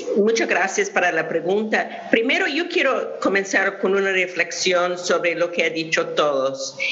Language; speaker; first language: Spanish; non-native, fluent; English